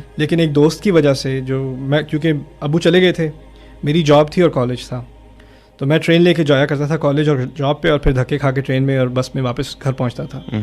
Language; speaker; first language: Urdu; early bilingual, heritage; Urdu